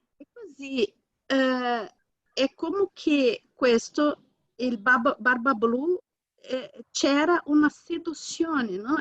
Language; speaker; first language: Italian; non-native, fluent; Portuguese